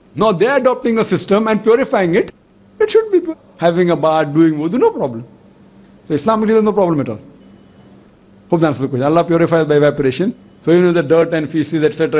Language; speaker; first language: English; non-native, local second language; Urdu